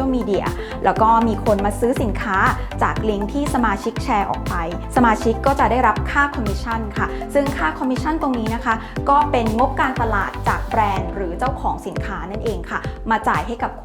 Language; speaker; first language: Thai; native; Thai